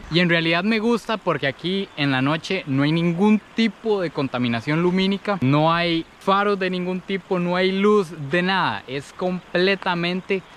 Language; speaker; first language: Spanish; native; Spanish